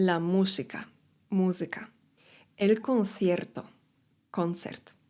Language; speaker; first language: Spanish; non-native, fluent; Polish